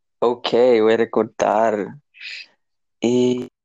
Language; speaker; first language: Spanish; non-native, learner; English